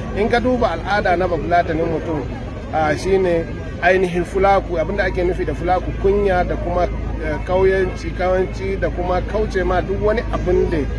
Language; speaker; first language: Hausa; non-native, local second language; Fula